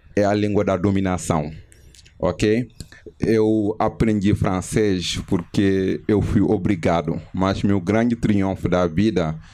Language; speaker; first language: Portuguese; non-native, fluent; Wolof